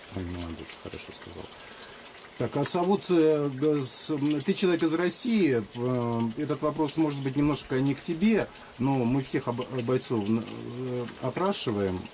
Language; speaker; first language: Russian; native; Russian